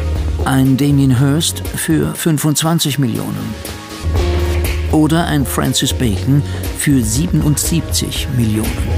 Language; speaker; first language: German; native; German